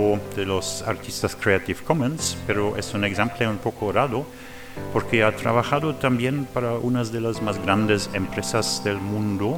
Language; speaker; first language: Spanish; non-native, learner; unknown